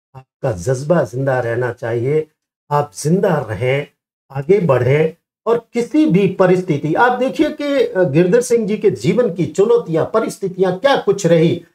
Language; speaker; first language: Hindi; native; Hindi